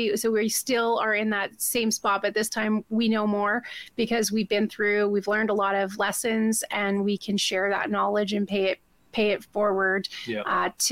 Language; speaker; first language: English; native; English